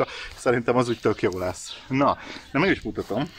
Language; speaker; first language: Hungarian; native; Hungarian